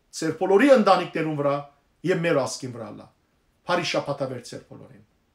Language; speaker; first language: Armenian; early bilingual, heritage; Armenian